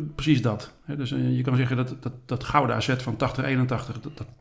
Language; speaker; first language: Dutch; native; Dutch